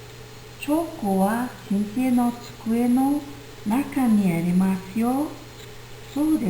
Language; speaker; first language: Japanese; non-native, fluent; Mongolian